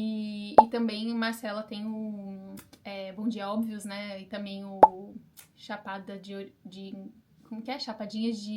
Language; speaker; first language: Portuguese; native; Portuguese